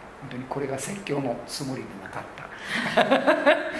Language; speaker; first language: Japanese; non-native, local second language; English